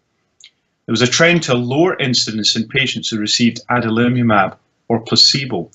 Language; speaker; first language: English; native; English